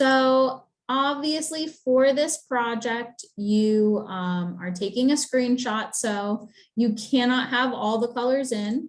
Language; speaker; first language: English; native; English